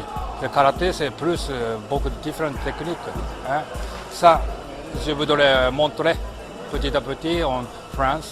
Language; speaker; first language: French; non-native, learner; Japanese